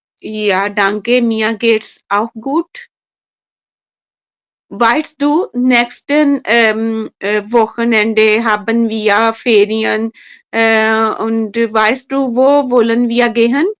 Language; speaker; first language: German; non-native, learner; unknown